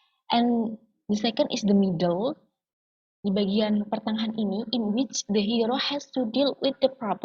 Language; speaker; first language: English; non-native, learner; Indonesian